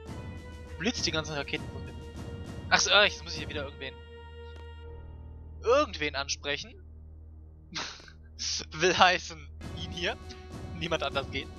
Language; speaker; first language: German; native; German